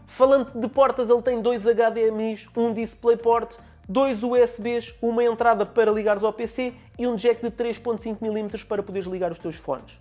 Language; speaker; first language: Portuguese; native; Portuguese